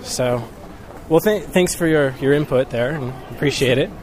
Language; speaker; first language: English; native; English